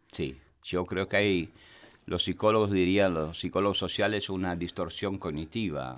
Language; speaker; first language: Spanish; non-native, fluent; Italian